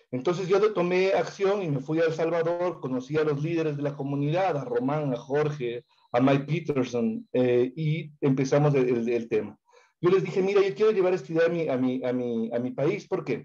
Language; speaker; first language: Spanish; native; Spanish